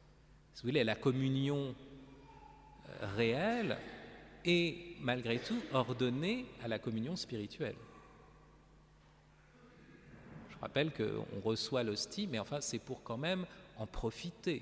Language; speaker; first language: French; native; French